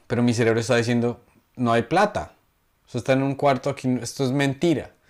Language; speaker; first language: Spanish; native; Spanish